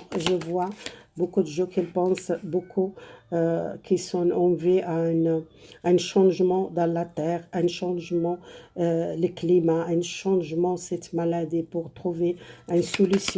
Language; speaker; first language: French; non-native, learner; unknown